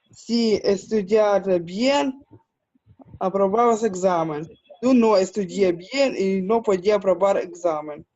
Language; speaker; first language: Spanish; non-native, learner; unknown